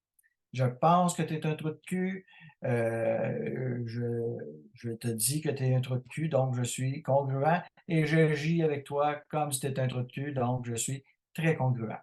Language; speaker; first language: French; native; French